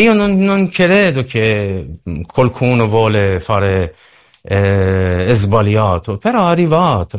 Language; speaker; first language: Italian; non-native, learner; Persian